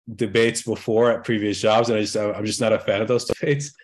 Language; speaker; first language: English; early bilingual, other home language; Arabic